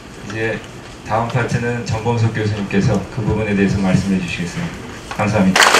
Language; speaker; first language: Korean; native; Korean